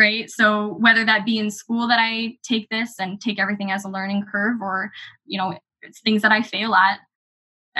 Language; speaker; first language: English; native; English